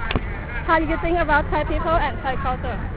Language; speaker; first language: English; non-native, learner; Thai